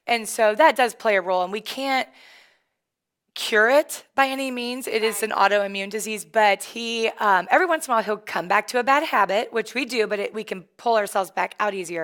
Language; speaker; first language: English; native; English